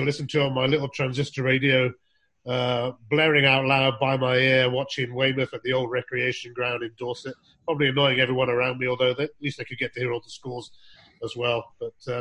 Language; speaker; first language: English; native; English